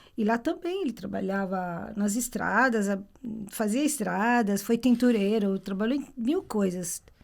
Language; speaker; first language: Portuguese; early bilingual, other home language; Italian